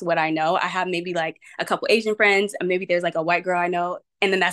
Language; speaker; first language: English; native; English